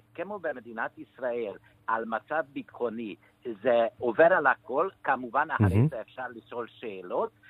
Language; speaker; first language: Hebrew; non-native, fluent; Hungarian